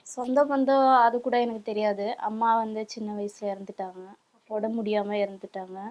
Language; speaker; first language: Tamil; non-native, local second language; Kannada